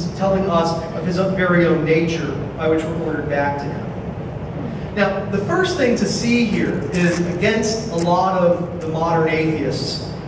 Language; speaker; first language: English; native; English